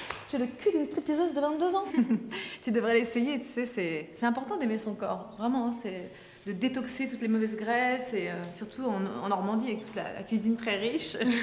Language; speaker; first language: French; native; French